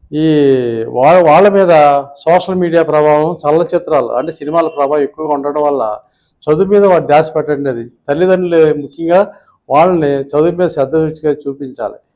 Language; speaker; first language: Telugu; native; Telugu